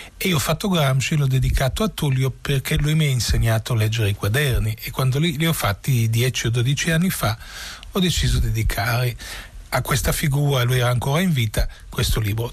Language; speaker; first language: Italian; non-native, fluent; Romanian